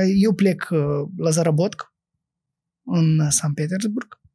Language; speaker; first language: Romanian; native; Romanian